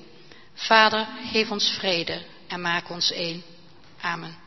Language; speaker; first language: Dutch; native; Dutch